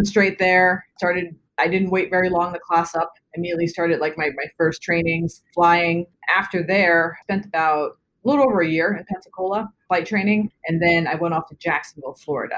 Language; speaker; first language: English; native; English